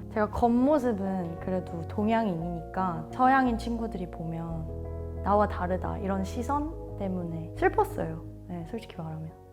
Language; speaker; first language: Korean; early bilingual, heritage; Korean